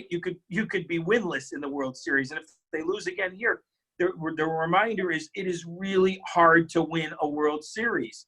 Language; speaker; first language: English; native; English